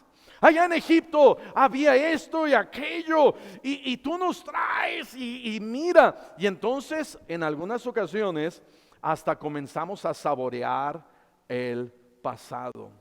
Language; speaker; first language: Spanish; native; Spanish